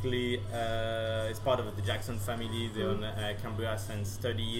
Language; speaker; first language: English; non-native, fluent; French